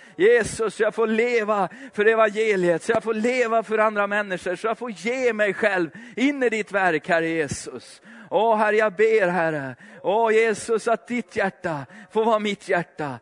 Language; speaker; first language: Swedish; native; Swedish